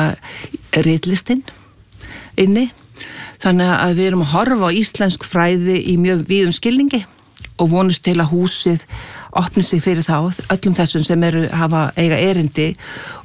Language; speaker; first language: Icelandic; native; Icelandic